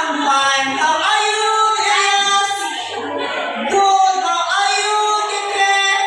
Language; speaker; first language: English; non-native, learner; Indonesian